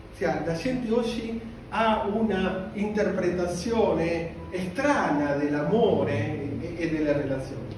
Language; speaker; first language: Italian; non-native, fluent; Spanish